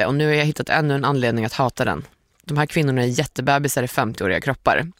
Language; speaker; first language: Swedish; native; Swedish